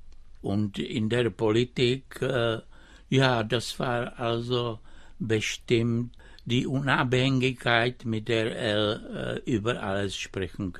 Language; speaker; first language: German; non-native, fluent; Czech